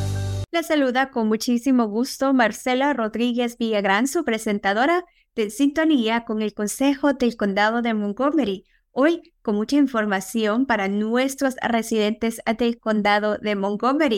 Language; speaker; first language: Spanish; native; Spanish